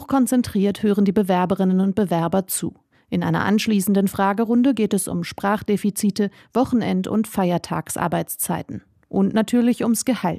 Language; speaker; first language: German; native; German